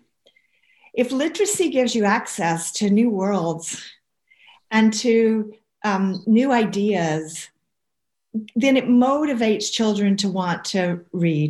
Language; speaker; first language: English; native; English